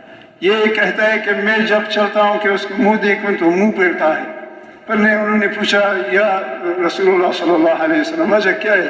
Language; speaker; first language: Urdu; non-native, local second language; Pashto